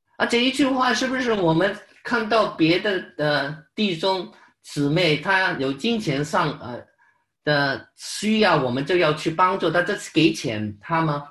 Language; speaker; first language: Chinese; non-native, local second language; Cantonese